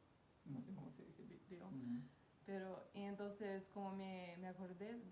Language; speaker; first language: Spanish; non-native, fluent; Portuguese